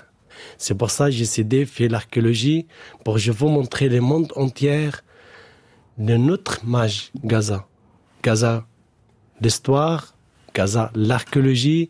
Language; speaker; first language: French; non-native, learner; Arabic